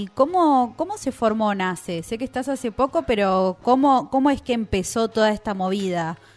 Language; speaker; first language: Spanish; native; Spanish